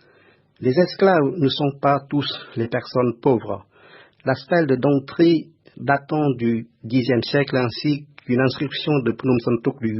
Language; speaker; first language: French; non-native, fluent; Khmer